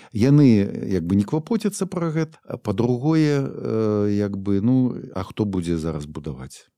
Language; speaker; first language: Belarusian; non-native, local second language; Russian